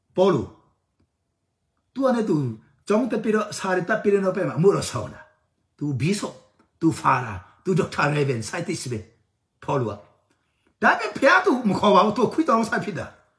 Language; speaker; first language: Burmese; non-native, local second language; Tedim Chin